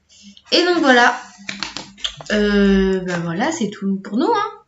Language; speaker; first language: French; native; French